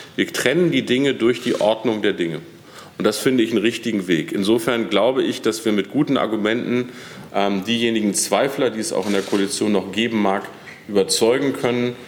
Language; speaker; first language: German; native; German